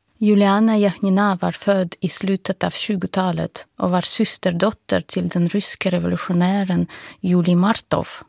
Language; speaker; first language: Swedish; non-native, fluent; Russian